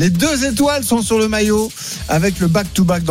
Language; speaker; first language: French; native; French